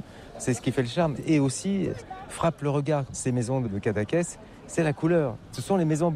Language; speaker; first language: French; native; French